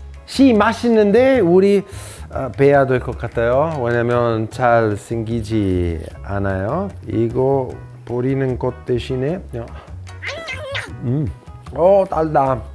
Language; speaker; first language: Korean; non-native, fluent; Italian